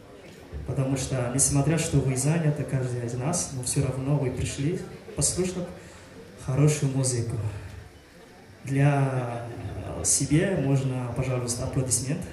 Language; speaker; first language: Russian; non-native, fluent; French